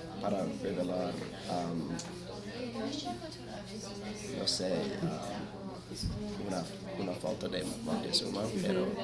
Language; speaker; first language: Spanish; non-native, fluent; English